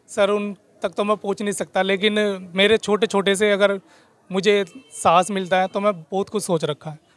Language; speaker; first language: Hindi; native; Hindi